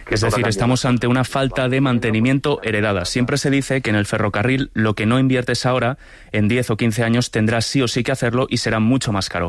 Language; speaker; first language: Spanish; native; Spanish